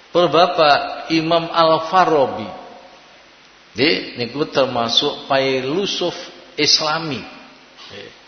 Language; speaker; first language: Indonesian; non-native, local second language; Javanese